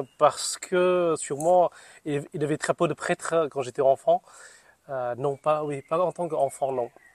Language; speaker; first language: French; non-native, fluent; Vietnamese